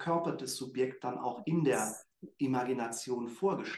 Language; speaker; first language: German; native; German